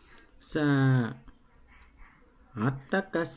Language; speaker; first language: Japanese; non-native, learner; Vietnamese